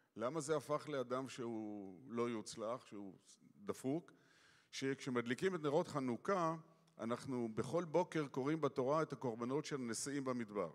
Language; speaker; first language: Hebrew; non-native, fluent; Yiddish